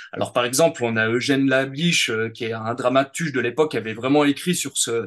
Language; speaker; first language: French; native; French